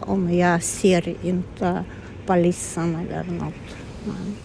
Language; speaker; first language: Swedish; non-native, learner; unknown